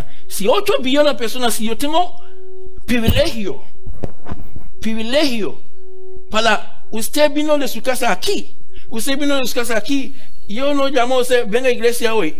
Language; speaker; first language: Spanish; non-native, learner; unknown